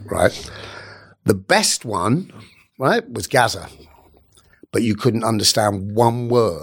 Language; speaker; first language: English; native; English